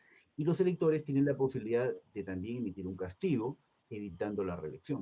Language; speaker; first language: Spanish; native; Spanish